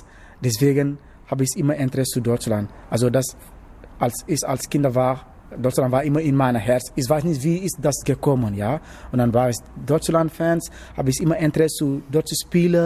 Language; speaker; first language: German; non-native, learner; Wolof